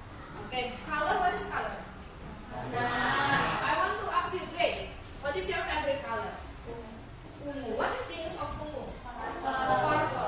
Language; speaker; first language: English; non-native, fluent; Indonesian